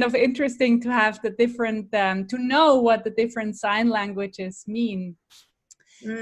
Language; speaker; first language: English; non-native, fluent; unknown